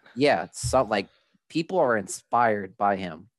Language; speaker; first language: English; early bilingual, other home language; Spanish